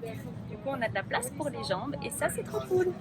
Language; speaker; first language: French; native; French